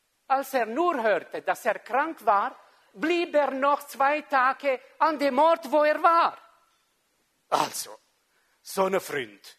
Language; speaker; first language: German; non-native, local second language; French